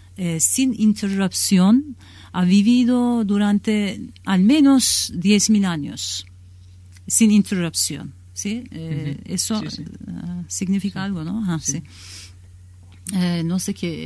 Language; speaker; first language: Spanish; non-native, learner; Kurdish